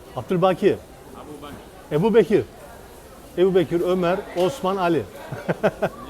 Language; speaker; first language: Turkish; native; Turkish